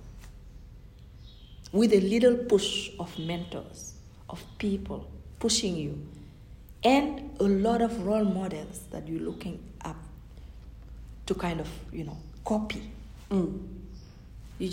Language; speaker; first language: English; non-native, fluent; Fula